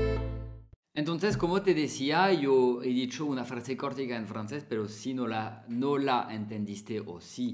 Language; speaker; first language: Spanish; non-native, fluent; French